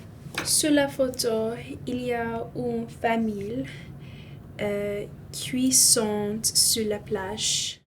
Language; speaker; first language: French; non-native, learner; English